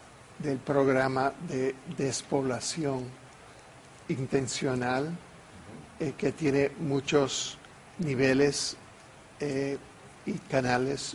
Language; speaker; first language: Spanish; non-native, fluent; English